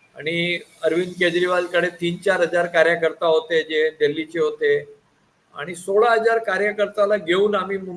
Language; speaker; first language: Marathi; non-native, local second language; Gujarati